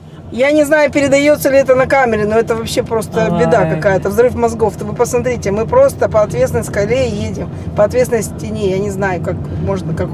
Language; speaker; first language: Russian; native; Russian